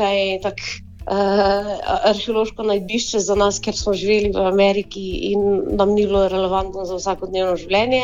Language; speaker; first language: Slovenian; early bilingual, heritage; Slovenian